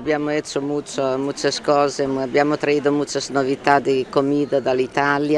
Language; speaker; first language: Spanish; non-native, learner; Italian